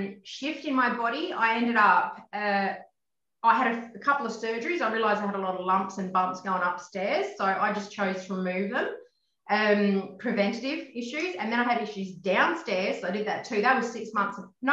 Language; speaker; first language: English; native; English